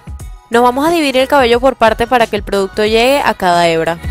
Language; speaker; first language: Spanish; native; Spanish